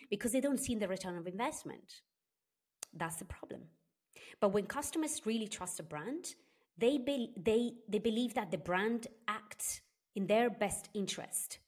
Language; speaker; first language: English; non-native, fluent; Italian